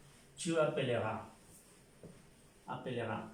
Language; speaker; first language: French; non-native, fluent; Spanish